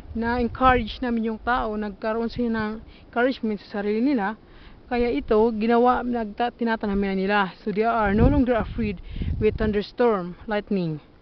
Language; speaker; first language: Filipino; non-native, local second language; Waray